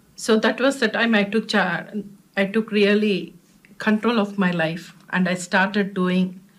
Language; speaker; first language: English; non-native, local second language; Telugu